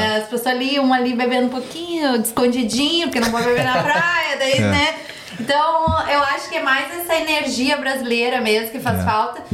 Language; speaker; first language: Portuguese; native; Portuguese